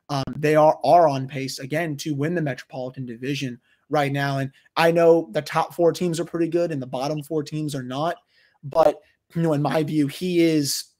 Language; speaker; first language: English; native; English